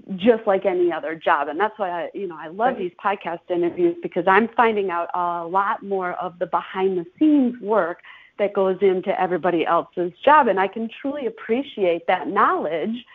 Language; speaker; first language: English; native; English